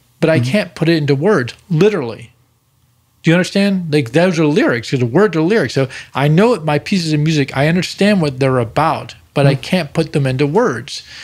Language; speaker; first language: English; native; English